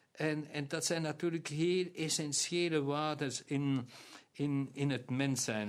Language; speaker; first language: Dutch; non-native, local second language; German